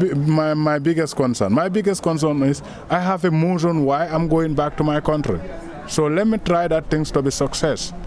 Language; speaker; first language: English; non-native, local second language; Wolof